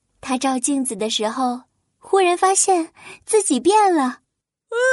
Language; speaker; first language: Chinese; native; Chinese